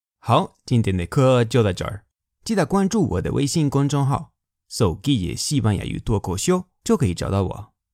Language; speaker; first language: Chinese; non-native, fluent; Spanish